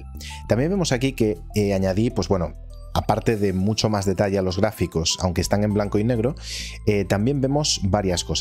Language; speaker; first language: Spanish; native; Spanish